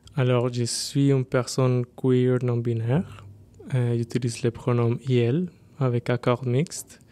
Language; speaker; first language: French; non-native, fluent; Spanish